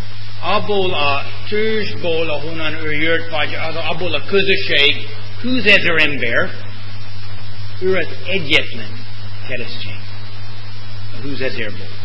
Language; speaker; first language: Hungarian; non-native, fluent; English